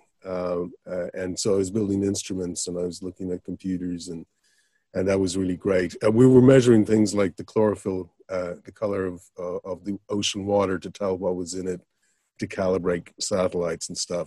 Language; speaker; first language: English; native; English